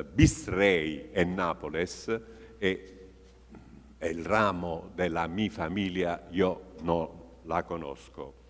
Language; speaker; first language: Spanish; non-native, fluent; Italian